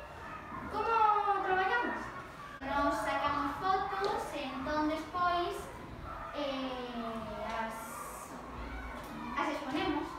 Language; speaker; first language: Spanish; non-native, local second language; Galician